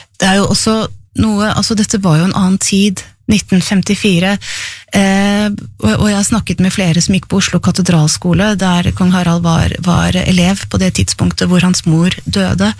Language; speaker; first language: Norwegian; native; Norwegian